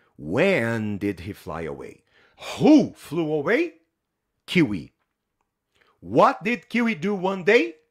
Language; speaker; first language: English; non-native, fluent; Portuguese